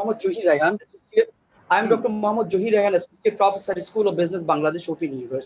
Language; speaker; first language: English; non-native, fluent; Bangla